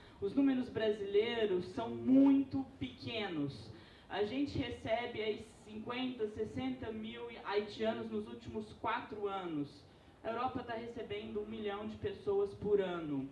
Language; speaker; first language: Portuguese; native; Portuguese